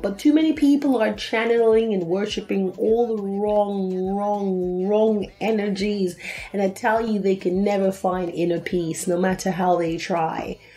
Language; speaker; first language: English; native; English